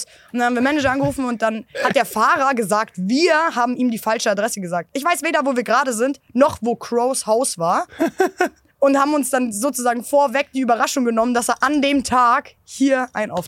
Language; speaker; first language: German; native; German